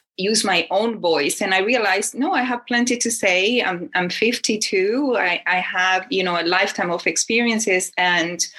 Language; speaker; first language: English; non-native, fluent; Spanish